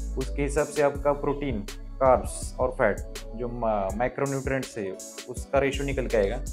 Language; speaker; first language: Hindi; non-native, local second language; Marathi